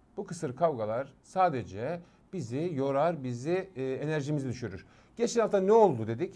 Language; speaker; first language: Turkish; native; Turkish